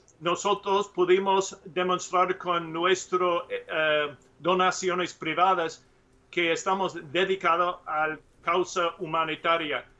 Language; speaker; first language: Spanish; non-native, learner; English